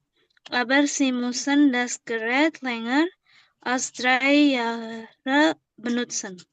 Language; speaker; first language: German; non-native, learner; Indonesian